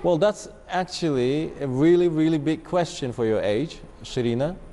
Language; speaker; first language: English; non-native, fluent; Uzbek